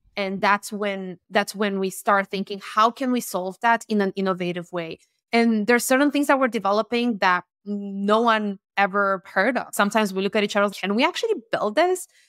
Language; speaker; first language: English; non-native, fluent; Romanian